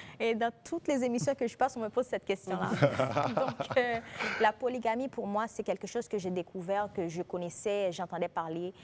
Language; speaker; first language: French; non-native, local second language; Haitian Creole